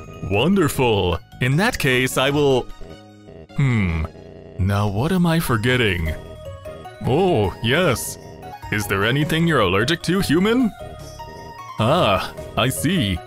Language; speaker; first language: English; native; English